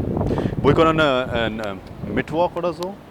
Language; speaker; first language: German; non-native, learner; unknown